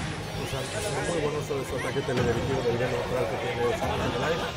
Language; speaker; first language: Spanish; native; Spanish